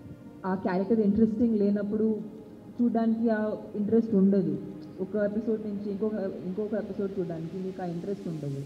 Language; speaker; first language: Telugu; non-native, fluent; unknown